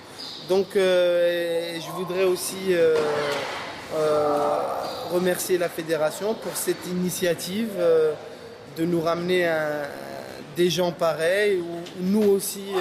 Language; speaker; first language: French; non-native, local second language; Arabic